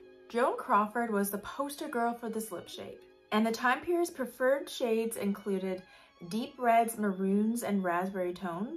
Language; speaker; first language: English; native; English